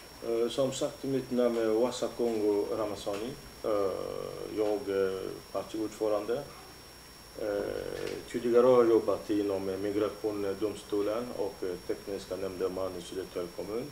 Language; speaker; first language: Swedish; non-native, fluent; Lingala